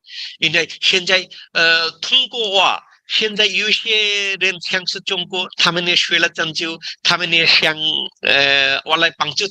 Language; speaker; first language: Chinese; non-native, learner; Bangla